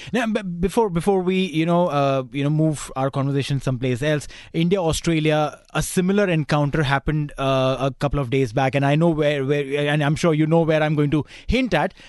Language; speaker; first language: English; non-native, local second language; Hindi